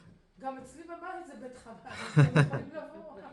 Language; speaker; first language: Hebrew; non-native, fluent; French